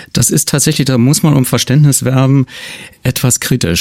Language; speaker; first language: German; native; German